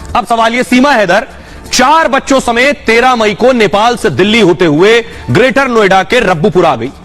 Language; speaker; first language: Hindi; native; Hindi